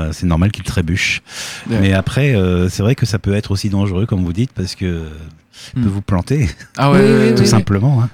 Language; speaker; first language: French; native; French